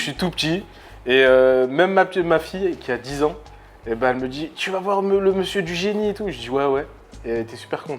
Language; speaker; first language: French; native; French